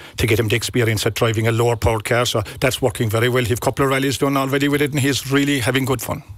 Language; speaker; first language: English; native; English